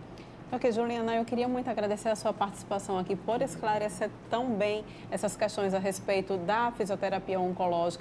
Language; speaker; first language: Portuguese; native; Portuguese